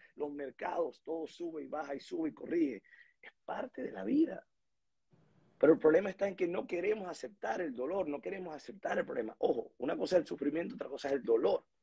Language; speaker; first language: Spanish; native; Spanish